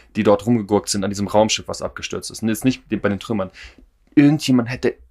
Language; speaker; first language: German; non-native, fluent; Russian